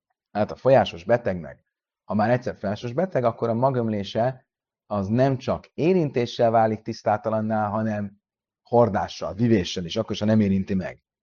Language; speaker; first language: Hungarian; native; Hungarian